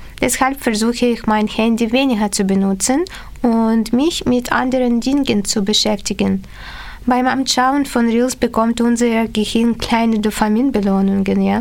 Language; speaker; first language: German; non-native, fluent; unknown